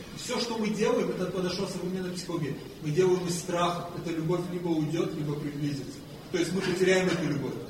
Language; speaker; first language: Russian; non-native, fluent; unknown